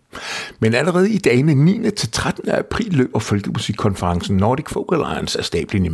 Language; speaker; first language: Danish; native; Danish